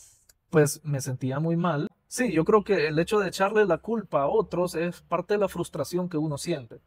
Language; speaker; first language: Spanish; native; Spanish